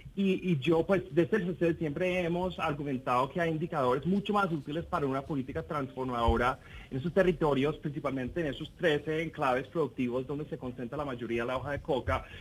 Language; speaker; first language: Spanish; non-native, fluent; English